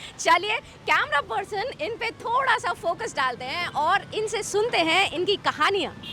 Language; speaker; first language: Hindi; native; Hindi